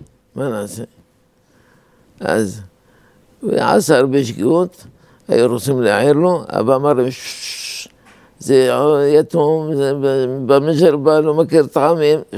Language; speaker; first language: Hebrew; non-native, fluent; Arabic